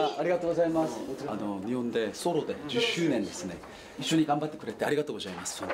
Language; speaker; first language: Japanese; non-native, learner; Korean